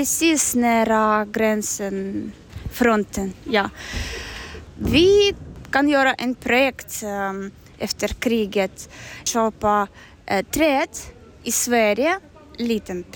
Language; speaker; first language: Swedish; non-native, learner; Ukrainian